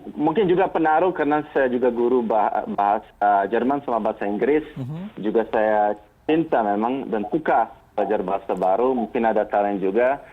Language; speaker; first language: Indonesian; non-native, fluent; Bosnian